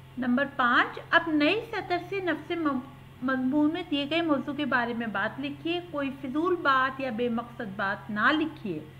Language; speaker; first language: Urdu; native; Urdu